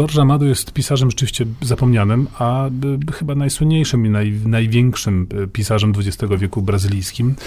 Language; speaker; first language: Polish; native; Polish